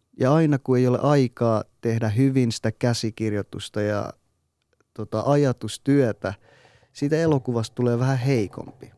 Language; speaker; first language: Finnish; early bilingual, other home language; Persian